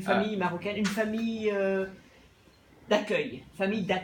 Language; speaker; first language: French; non-native, fluent; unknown